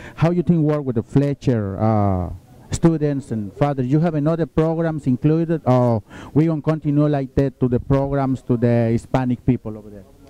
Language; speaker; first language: English; non-native, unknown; Spanish